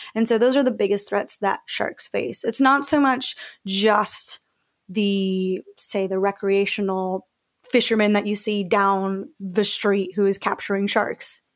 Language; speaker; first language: English; early bilingual, other home language; Spanish